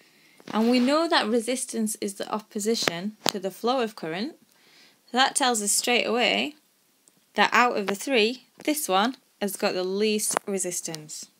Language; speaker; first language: English; native; English